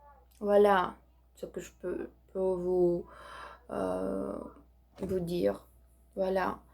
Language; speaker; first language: French; non-native, learner; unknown